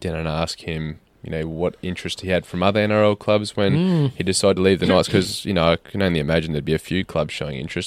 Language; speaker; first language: English; native; English